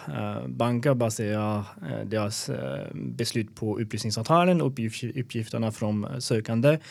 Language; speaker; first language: Swedish; non-native, fluent; French